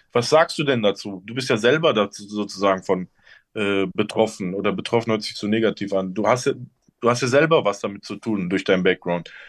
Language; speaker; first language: German; early bilingual, other home language; Turkish